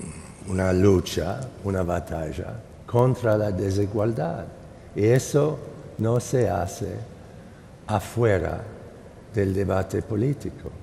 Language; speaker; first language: Spanish; non-native, fluent; English